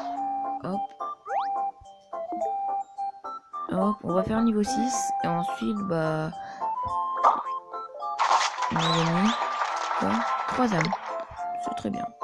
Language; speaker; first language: French; native; French